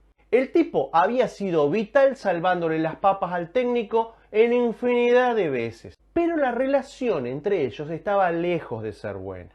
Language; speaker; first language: Spanish; native; Spanish